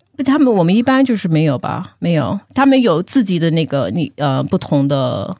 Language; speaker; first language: Chinese; early bilingual, other home language; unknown